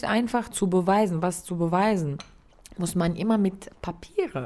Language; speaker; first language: German; non-native, learner; Arabic